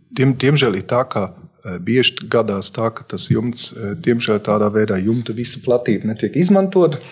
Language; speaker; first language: Latvian; non-native, local second language; Russian